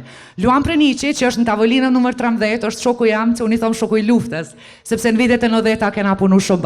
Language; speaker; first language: Albanian; native; Albanian